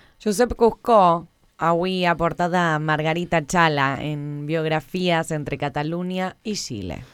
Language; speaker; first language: Catalan; non-native, fluent; Spanish